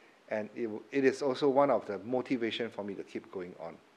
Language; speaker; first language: English; non-native, local second language; Chinese